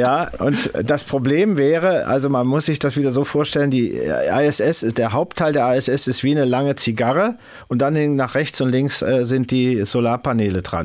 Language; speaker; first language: German; native; German